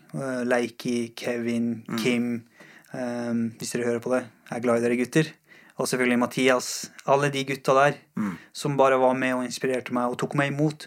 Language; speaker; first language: Norwegian; non-native, fluent; Persian